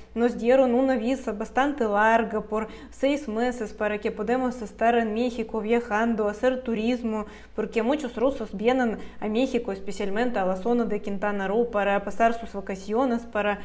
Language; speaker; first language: Spanish; non-native, fluent; Russian